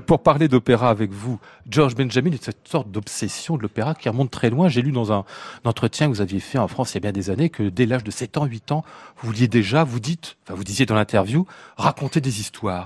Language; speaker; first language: French; native; French